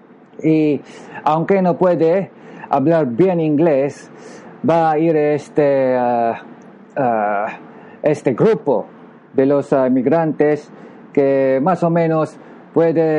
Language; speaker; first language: Spanish; non-native, learner; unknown